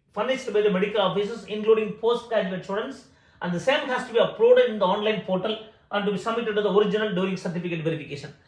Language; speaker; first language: English; non-native, local second language; Tamil